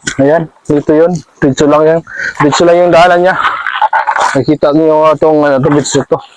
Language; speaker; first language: Filipino; non-native, local second language; Cebuano